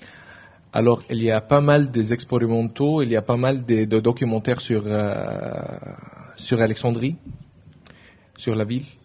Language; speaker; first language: French; non-native, learner; Arabic